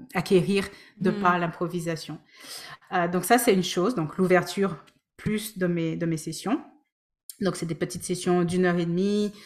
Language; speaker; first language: French; native; French